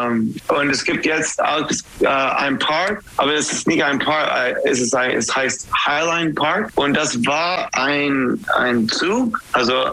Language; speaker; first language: German; non-native, learner; English